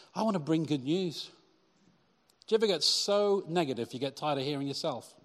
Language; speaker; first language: English; native; English